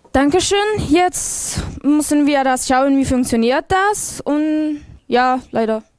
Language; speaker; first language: German; non-native, learner; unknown